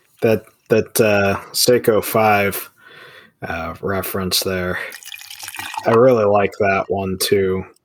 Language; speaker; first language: English; native; English